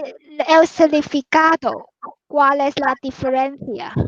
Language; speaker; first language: Spanish; non-native, learner; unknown